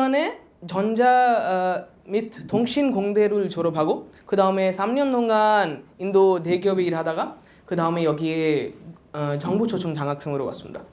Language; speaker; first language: Korean; non-native, fluent; Odia